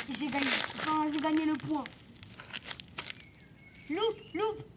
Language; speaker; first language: French; native; French